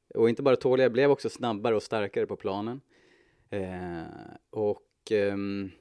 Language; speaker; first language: Swedish; native; Swedish